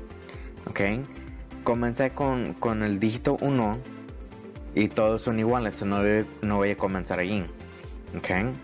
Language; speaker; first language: Spanish; early bilingual, heritage; Spanish